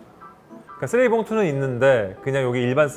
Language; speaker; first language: Korean; native; Korean